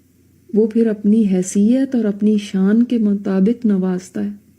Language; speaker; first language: Urdu; native; Urdu